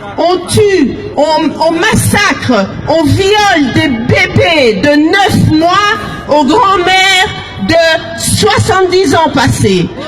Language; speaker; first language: French; early bilingual, other home language; Lingala